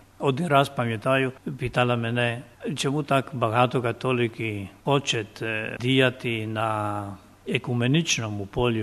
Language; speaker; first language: Ukrainian; non-native, fluent; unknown